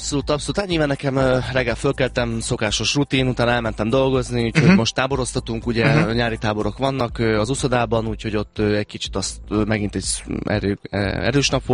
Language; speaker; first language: Hungarian; native; Hungarian